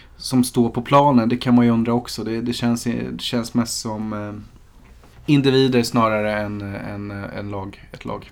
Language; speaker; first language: Swedish; native; Swedish